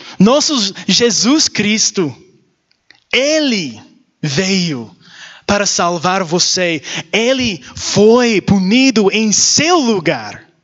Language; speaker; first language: Portuguese; non-native, learner; English